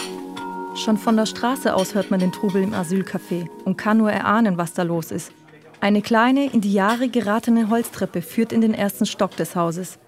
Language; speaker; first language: German; native; German